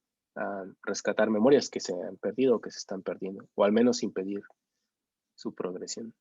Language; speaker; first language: Spanish; native; Spanish